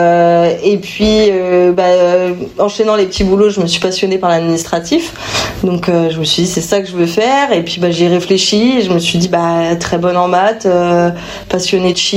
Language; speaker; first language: French; native; French